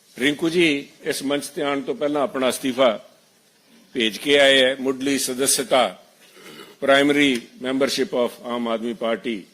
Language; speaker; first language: Urdu; non-native, local second language; Punjabi